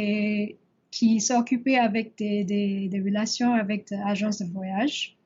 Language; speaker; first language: French; non-native, learner; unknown